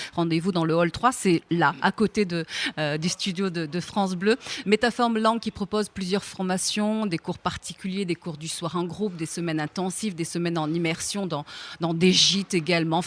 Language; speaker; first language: French; native; French